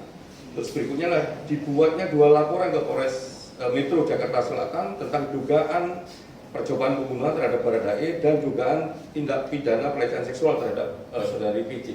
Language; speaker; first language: Indonesian; native; Indonesian